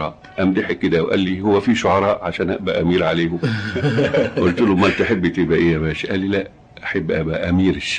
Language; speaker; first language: Arabic; native; Arabic